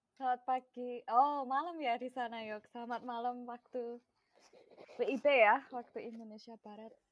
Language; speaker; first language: Indonesian; non-native, local second language; Javanese